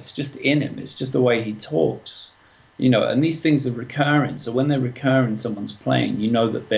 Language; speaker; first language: English; native; English